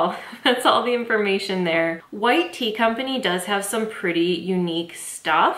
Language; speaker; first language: English; native; English